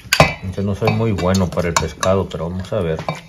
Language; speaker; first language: Spanish; native; Spanish